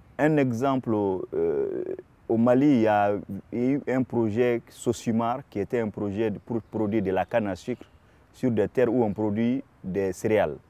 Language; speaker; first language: French; non-native, local second language; Bambara